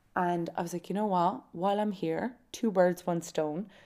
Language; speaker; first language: English; native; English